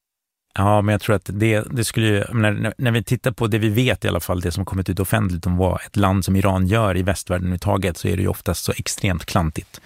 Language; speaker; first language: Swedish; native; Swedish